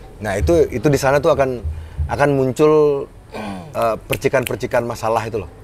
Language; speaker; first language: Indonesian; native; Indonesian